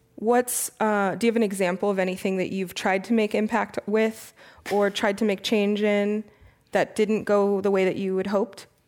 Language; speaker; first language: English; native; English